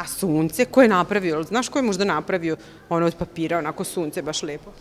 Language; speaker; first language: Croatian; native; Croatian